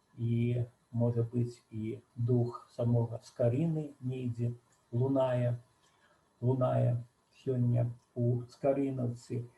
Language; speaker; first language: Belarusian; native; Belarusian